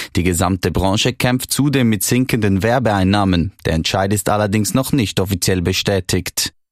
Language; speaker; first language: German; native; German